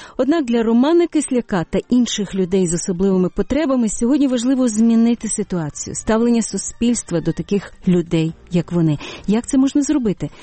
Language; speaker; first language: Ukrainian; native; Ukrainian